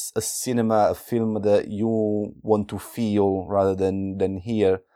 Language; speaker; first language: English; non-native, fluent; Italian